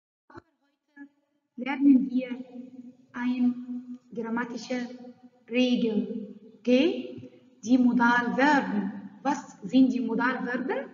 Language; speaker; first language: German; non-native, learner; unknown